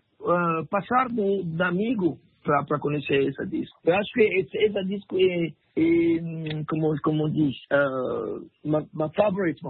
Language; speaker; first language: Portuguese; non-native, learner; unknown